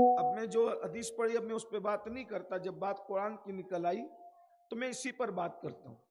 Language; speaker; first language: Urdu; native; Urdu